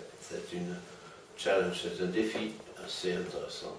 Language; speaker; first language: French; non-native, fluent; German